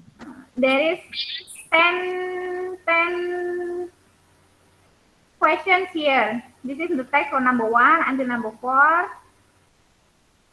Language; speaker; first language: English; non-native, learner; Indonesian